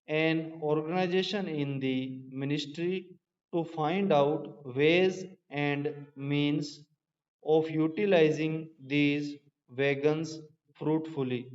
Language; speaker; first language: English; non-native, local second language; Hindi